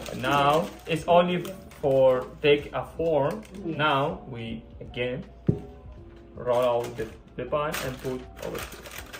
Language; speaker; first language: English; non-native, learner; Spanish